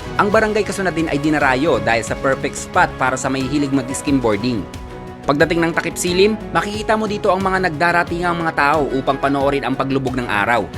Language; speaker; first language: Filipino; non-native, local second language; Bikol